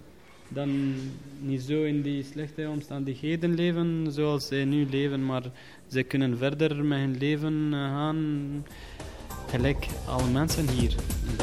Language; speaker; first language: Dutch; non-native, learner; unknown